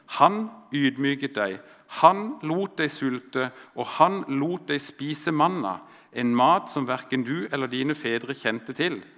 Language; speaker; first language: Norwegian; native; Norwegian